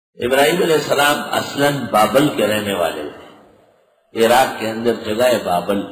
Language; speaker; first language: Urdu; non-native, local second language; Pashto